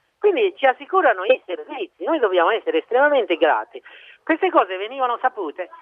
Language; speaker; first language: Italian; native; Italian